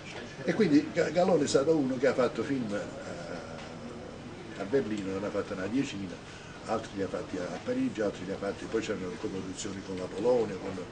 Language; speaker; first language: Italian; native; Italian